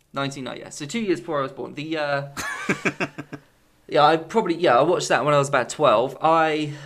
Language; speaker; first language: English; native; English